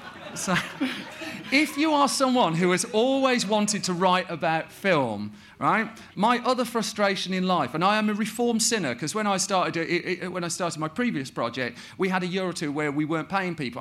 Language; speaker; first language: English; native; English